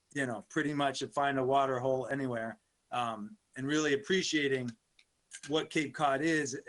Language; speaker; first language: English; native; English